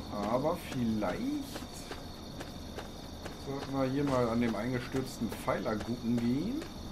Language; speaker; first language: German; native; German